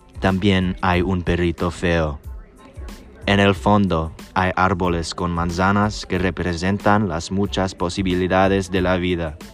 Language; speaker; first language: Spanish; non-native, learner; English